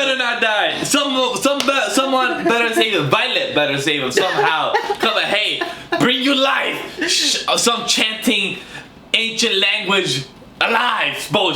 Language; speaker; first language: English; native; English